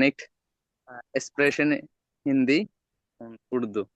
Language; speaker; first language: German; non-native, learner; Bangla